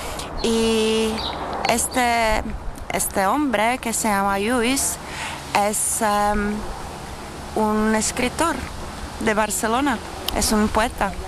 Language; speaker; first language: Spanish; non-native, fluent; Czech